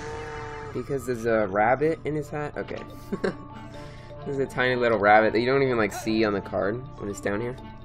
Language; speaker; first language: English; native; English